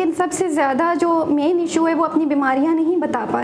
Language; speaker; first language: Urdu; early bilingual, other home language; Pashto